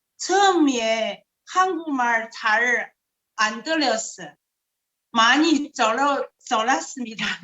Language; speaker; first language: Korean; non-native, learner; Chinese